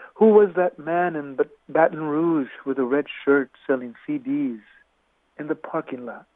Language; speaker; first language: English; early bilingual, other home language; Spanish